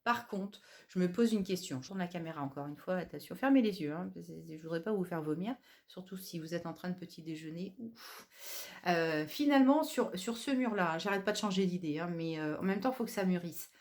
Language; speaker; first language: French; native; French